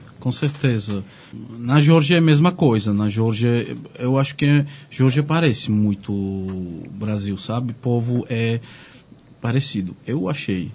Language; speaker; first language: Portuguese; non-native, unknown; Georgian